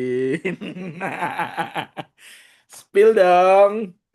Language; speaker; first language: Indonesian; native; Indonesian